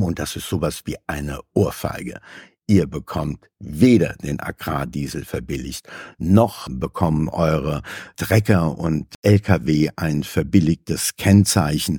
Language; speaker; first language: German; native; German